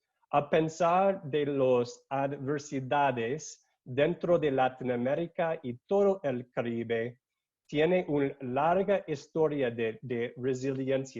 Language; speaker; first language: Spanish; non-native, learner; English